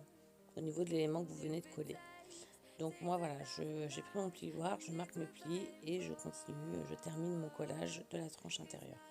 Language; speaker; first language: French; native; French